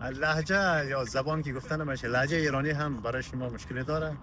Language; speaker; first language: Persian; native; Persian